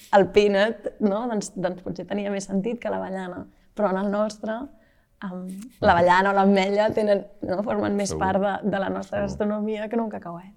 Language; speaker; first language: Catalan; native; Catalan